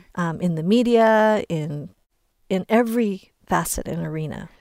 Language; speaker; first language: English; native; English